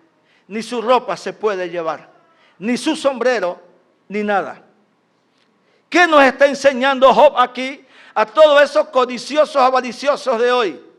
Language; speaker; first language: Spanish; native; Spanish